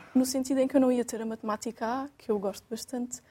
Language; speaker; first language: Portuguese; native; Portuguese